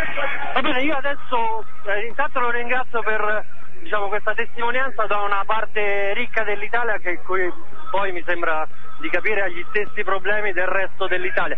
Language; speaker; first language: Italian; native; Italian